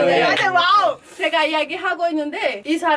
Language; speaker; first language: Korean; non-native, fluent; Portuguese